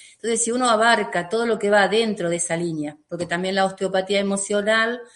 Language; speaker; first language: Spanish; native; Spanish